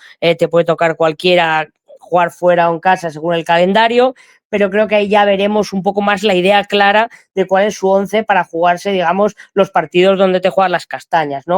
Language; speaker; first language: Spanish; native; Spanish